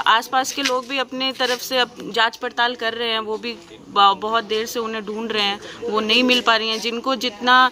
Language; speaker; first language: Hindi; native; Hindi